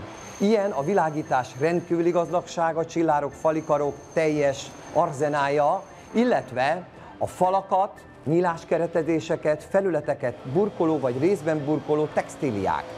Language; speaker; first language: Hungarian; native; Hungarian